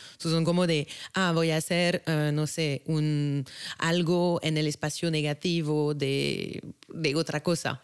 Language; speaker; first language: Spanish; non-native, fluent; French